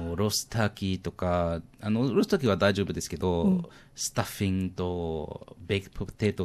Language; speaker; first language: Japanese; non-native, learner; English